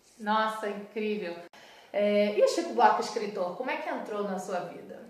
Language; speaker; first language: Portuguese; native; Portuguese